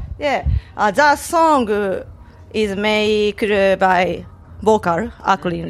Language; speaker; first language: English; non-native, learner; Japanese